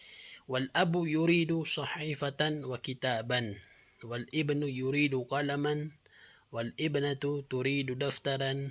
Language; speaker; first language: Arabic; non-native, fluent; Filipino